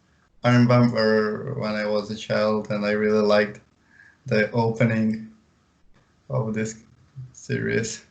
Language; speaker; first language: English; non-native, learner; Ukrainian